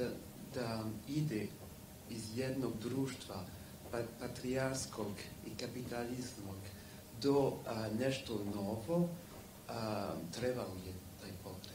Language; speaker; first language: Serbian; non-native, learner; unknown